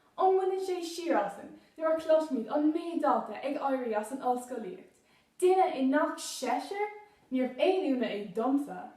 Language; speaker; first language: Irish; non-native, local second language; English